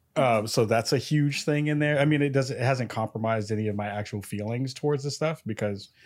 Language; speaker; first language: English; native; English